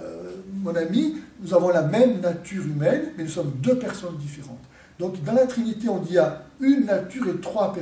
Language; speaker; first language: French; native; French